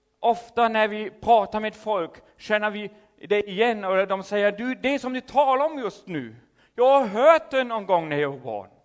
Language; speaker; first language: Swedish; non-native, fluent; German